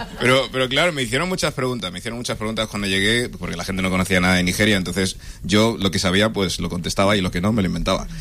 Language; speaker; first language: Spanish; early bilingual, other home language; English